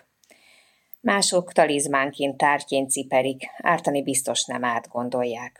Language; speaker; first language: Hungarian; native; Hungarian